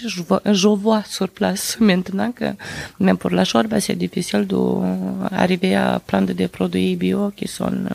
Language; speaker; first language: French; non-native, fluent; Romanian